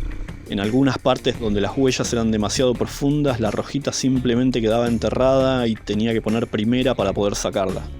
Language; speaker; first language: Spanish; native; Spanish